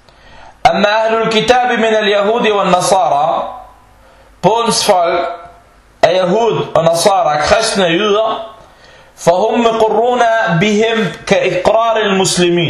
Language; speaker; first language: Danish; early bilingual, other home language; Arabic